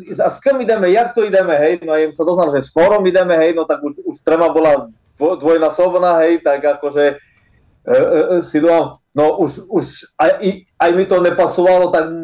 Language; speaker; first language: Slovak; non-native, local second language; Rusyn